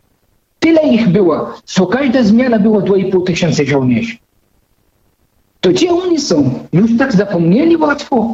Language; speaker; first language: Polish; non-native, fluent; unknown